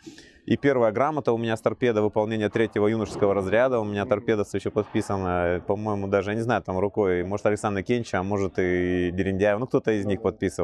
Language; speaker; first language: Russian; native; Russian